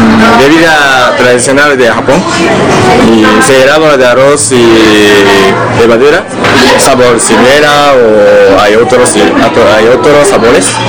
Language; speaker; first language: Spanish; non-native, learner; Japanese